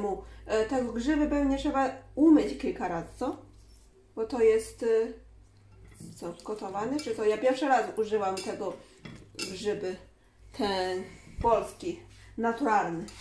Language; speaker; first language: Polish; non-native, learner; Chinese